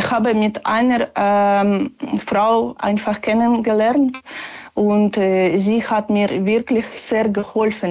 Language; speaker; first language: German; non-native, learner; Ukrainian